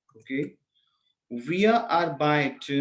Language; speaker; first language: German; non-native, fluent; Hindi